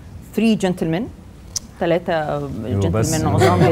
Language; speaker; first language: Arabic; native; Arabic